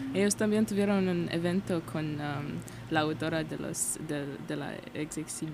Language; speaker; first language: Spanish; non-native, learner; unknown